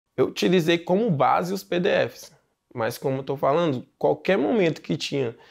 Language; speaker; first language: Portuguese; native; Portuguese